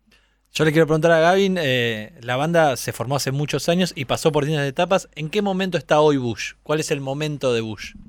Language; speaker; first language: Spanish; native; Spanish